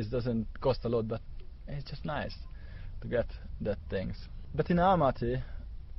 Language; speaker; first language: English; non-native, learner; Hungarian